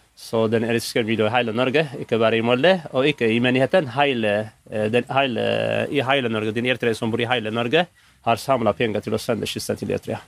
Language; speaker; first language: Norwegian; non-native, fluent; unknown